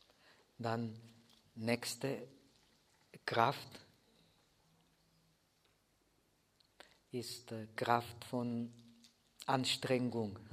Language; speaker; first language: German; non-native, fluent; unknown